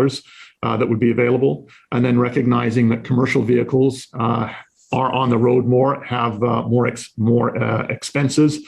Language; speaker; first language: English; native; English